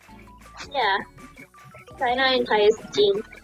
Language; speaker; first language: English; non-native, fluent; Thai